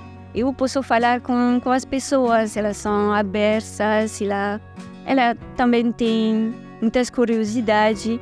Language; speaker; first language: Portuguese; non-native, fluent; French